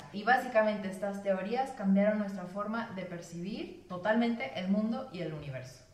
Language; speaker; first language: Spanish; early bilingual, other home language; English